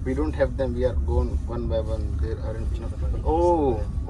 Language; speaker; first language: English; non-native, local second language; Hindi